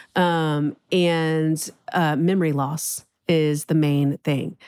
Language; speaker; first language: English; native; English